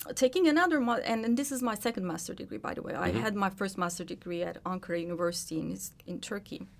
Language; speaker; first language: English; non-native, fluent; Turkish